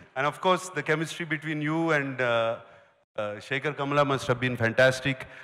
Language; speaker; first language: English; non-native, local second language; Telugu